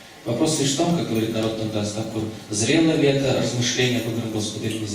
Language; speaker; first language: Russian; native; Russian